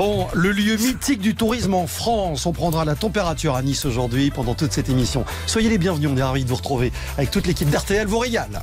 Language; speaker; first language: French; native; French